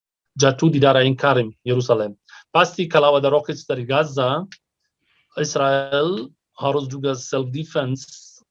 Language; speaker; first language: Indonesian; non-native, fluent; Arabic